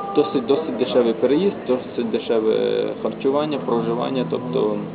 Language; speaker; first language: Ukrainian; native; Ukrainian